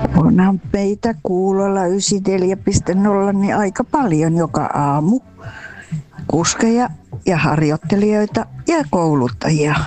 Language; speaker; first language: Finnish; native; Finnish